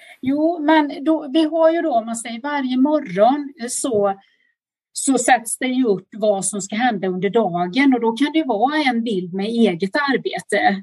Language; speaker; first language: Swedish; native; Swedish